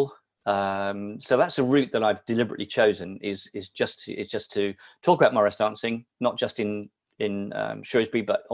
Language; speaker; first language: English; native; English